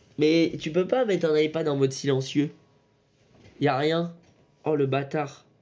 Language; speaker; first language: French; native; French